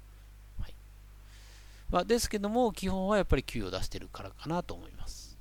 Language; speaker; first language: Japanese; native; Japanese